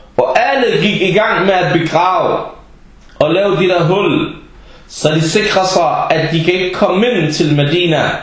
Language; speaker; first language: Danish; early bilingual, other home language; Arabic